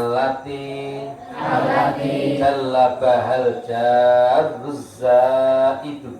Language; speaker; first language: Arabic; non-native, fluent; Javanese